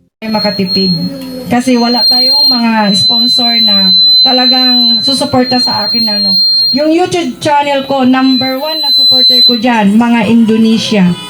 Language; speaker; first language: Filipino; non-native, local second language; Iloko